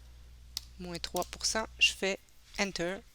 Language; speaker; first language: French; native; French